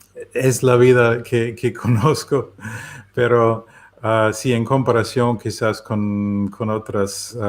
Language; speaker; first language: Spanish; non-native, learner; German